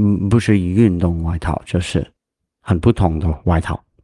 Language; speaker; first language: Chinese; non-native, learner; English